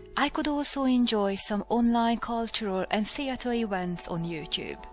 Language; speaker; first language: English; non-native, fluent; Hungarian